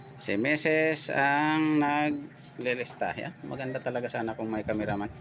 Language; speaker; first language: Filipino; non-native, local second language; Cebuano